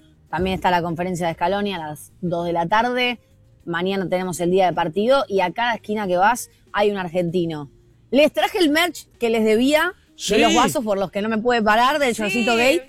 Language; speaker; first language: Spanish; native; Spanish